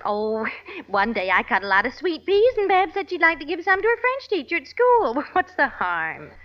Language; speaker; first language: English; native; English